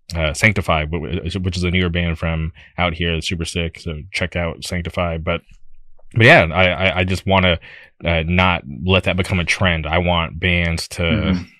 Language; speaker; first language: English; native; English